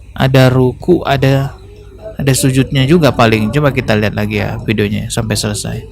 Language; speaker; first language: Indonesian; native; Indonesian